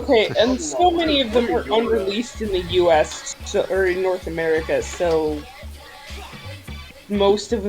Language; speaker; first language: English; native; English